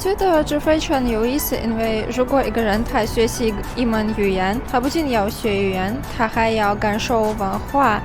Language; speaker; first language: Chinese; non-native, fluent; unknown